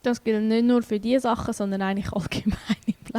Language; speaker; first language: German; native; German